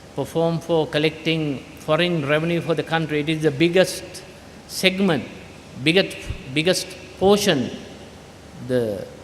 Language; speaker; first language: English; non-native, local second language; Sinhala